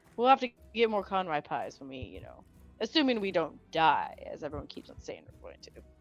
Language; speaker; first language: English; native; English